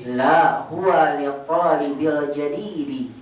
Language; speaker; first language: Arabic; non-native, fluent; Indonesian